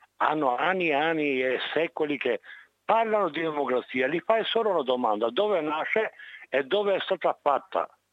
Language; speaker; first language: Italian; non-native, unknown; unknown